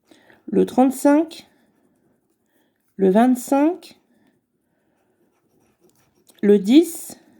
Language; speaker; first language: French; native; French